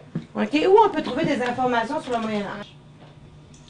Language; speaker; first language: French; native; French